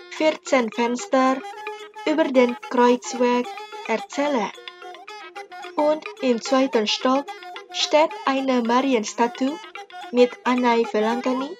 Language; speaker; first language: German; non-native, fluent; Indonesian